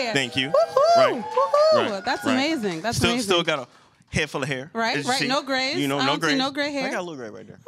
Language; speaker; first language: English; native; English